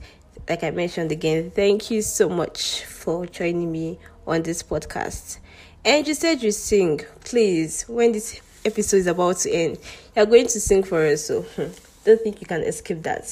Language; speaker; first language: English; non-native, local second language; Yoruba